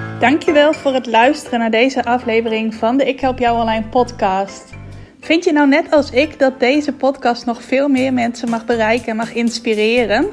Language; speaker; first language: Dutch; native; Dutch